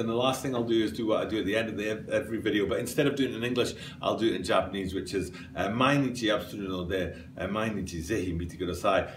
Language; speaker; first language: English; native; English